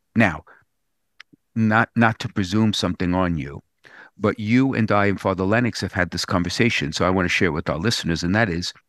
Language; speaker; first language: English; native; English